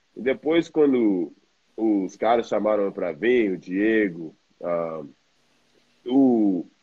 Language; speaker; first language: Portuguese; non-native, fluent; English